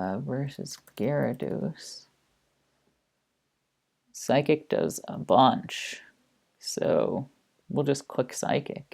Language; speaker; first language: English; native; English